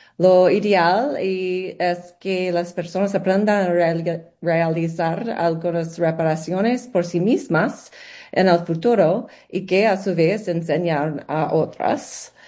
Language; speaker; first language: Spanish; non-native, learner; English